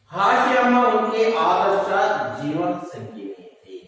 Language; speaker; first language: Hindi; non-native, local second language; Kannada